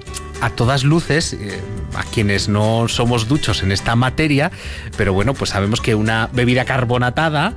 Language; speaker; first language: Spanish; native; Spanish